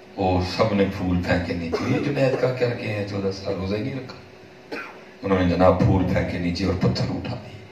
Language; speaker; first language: Urdu; non-native, local second language; Punjabi